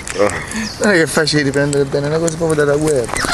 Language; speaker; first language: Italian; native; Italian